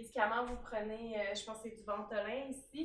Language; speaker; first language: French; native; French